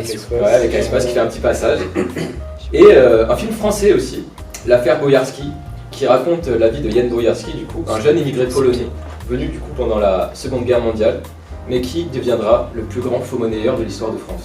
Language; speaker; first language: French; native; French